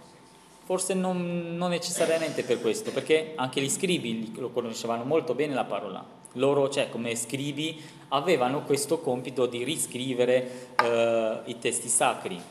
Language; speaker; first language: Italian; non-native, fluent; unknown